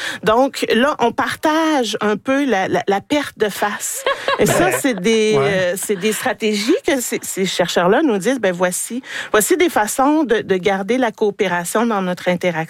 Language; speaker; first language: French; native; French